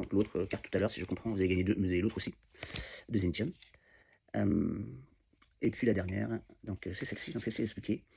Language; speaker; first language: French; native; French